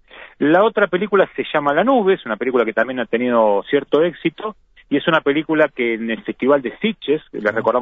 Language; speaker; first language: Spanish; native; Spanish